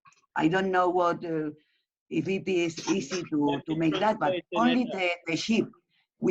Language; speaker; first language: English; non-native, learner; Spanish